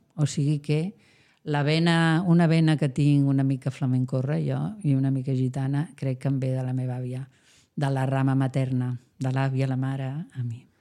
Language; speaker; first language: Catalan; non-native, local second language; Spanish